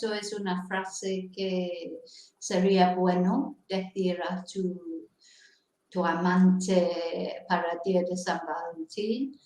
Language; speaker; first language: Spanish; non-native, fluent; English